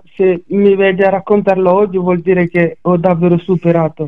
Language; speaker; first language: Italian; non-native, fluent; Bambara